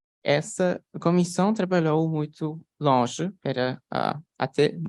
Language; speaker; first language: Portuguese; non-native, fluent; Polish